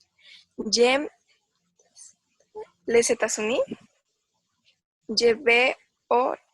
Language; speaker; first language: French; non-native, learner; Spanish